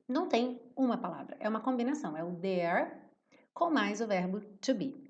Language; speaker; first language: Portuguese; native; Portuguese